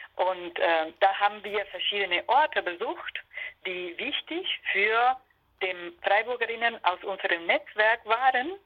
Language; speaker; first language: German; non-native, fluent; Spanish